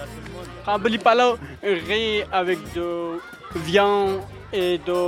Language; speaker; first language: French; non-native, learner; Pashto